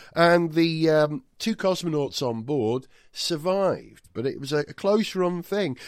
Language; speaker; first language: English; non-native, local second language; Welsh